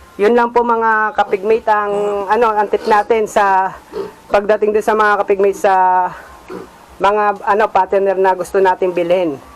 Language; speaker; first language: Filipino; native; Filipino